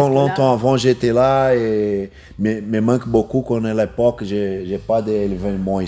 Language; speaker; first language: French; non-native, learner; Portuguese